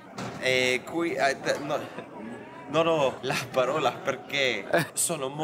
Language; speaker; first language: Italian; non-native, learner; English